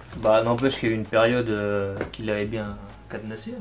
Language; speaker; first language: French; native; French